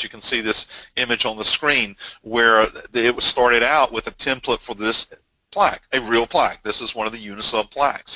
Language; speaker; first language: English; native; English